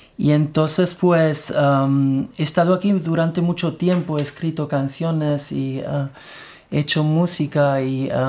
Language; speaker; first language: Spanish; early bilingual, other home language; German